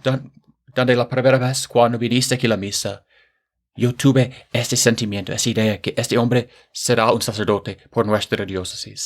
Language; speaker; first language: Spanish; non-native, fluent; English